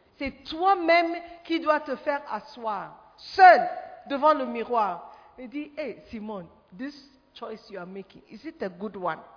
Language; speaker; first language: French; non-native, fluent; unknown